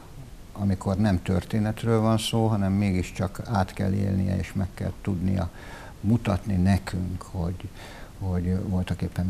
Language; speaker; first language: Hungarian; native; Hungarian